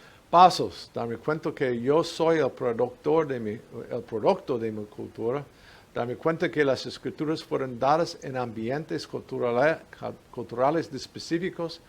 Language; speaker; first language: Spanish; non-native, fluent; English